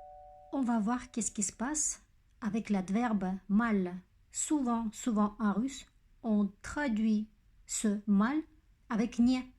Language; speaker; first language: French; non-native, fluent; Russian